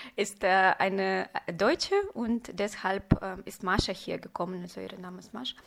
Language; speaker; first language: German; non-native, fluent; Russian